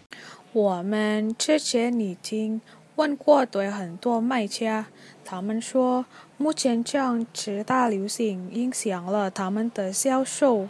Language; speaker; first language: Chinese; non-native, learner; Indonesian